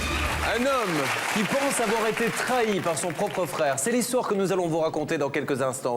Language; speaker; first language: French; native; French